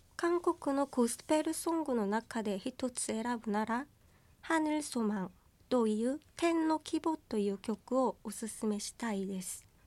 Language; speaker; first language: Japanese; non-native, fluent; Korean